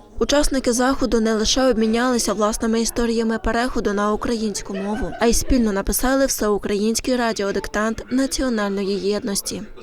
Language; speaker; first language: Ukrainian; native; Ukrainian